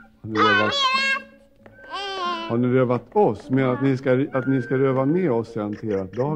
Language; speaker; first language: Swedish; native; Swedish